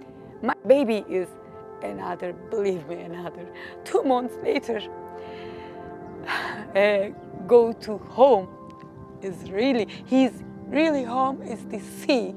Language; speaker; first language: English; non-native, learner; Turkish